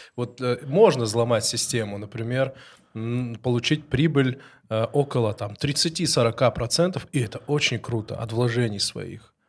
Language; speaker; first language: Russian; non-native, local second language; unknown